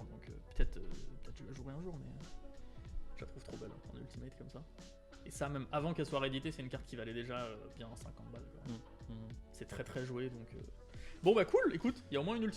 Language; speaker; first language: French; native; French